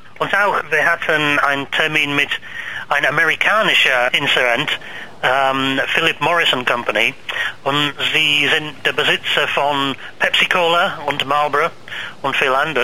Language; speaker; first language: German; non-native, learner; English